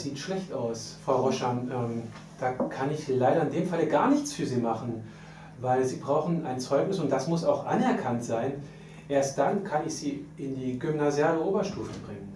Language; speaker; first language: German; native; German